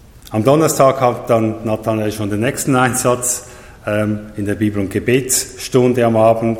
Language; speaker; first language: German; native; German